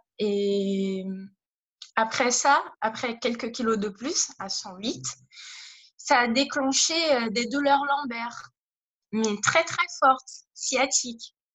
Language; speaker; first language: French; non-native, fluent; Portuguese